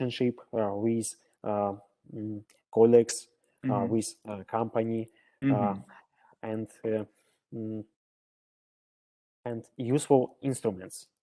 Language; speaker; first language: English; non-native, learner; Russian